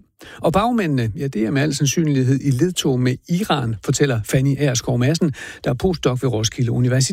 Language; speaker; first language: Danish; native; Danish